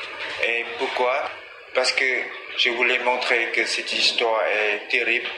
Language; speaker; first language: French; non-native, learner; Khmer